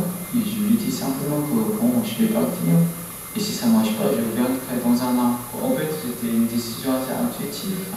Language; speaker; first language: French; non-native, fluent; Korean